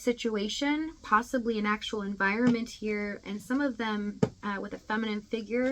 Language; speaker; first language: English; native; English